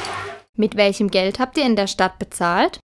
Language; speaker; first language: German; native; German